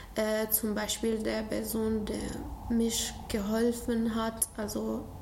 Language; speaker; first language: German; non-native, learner; Arabic